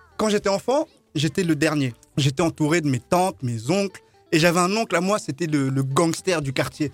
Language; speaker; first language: French; early bilingual, other home language; Lingala